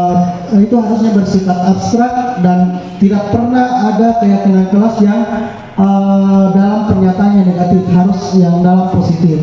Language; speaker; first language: Indonesian; native; Indonesian